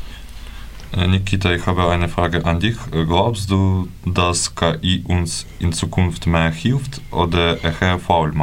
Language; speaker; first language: German; non-native, fluent; Ukrainian